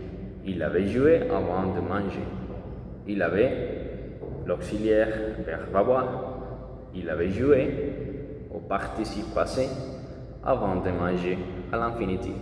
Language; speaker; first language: French; non-native, learner; Spanish